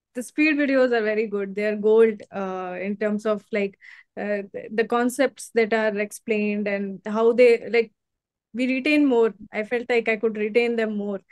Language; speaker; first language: English; non-native, local second language; Hindi